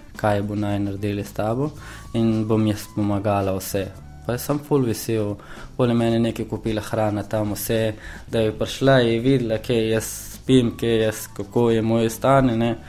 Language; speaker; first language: Slovenian; non-native, learner; Persian